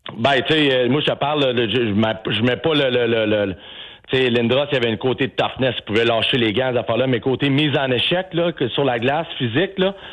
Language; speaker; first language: French; native; French